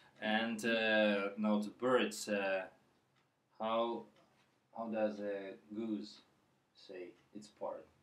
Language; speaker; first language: English; non-native, fluent; Russian